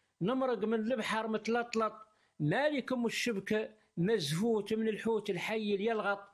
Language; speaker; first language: Arabic; native; Arabic